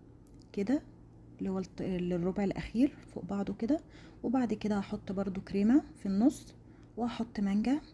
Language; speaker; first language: Arabic; native; Arabic